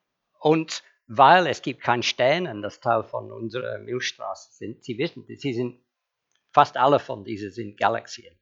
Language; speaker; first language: German; non-native, fluent; English